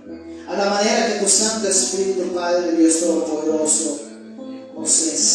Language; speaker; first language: Spanish; native; Spanish